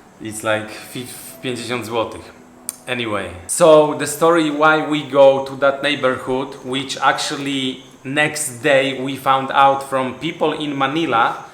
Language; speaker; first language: English; non-native, fluent; Polish